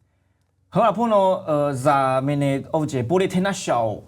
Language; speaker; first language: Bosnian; non-native, learner; Chinese